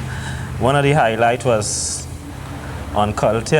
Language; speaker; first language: English; native; English